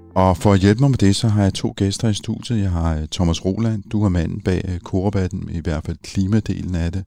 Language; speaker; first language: Danish; native; Danish